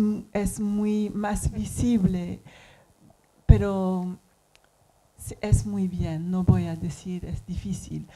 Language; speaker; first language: Spanish; non-native, learner; English